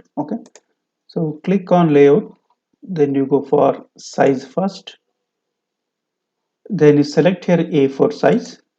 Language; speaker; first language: English; non-native, local second language; Kannada